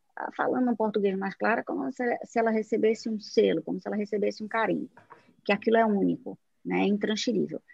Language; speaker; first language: Portuguese; native; Portuguese